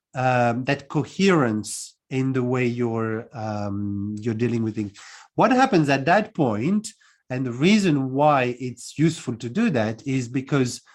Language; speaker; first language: English; non-native, fluent; French